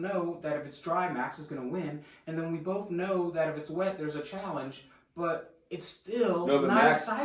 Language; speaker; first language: English; native; English